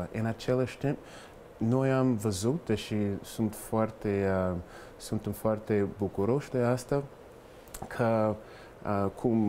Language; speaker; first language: Romanian; non-native, fluent; English